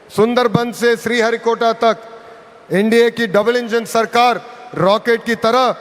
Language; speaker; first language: Hindi; non-native, local second language; Telugu